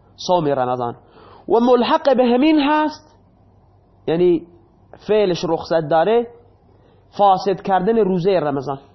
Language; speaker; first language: Persian; non-native, local second language; Baluchi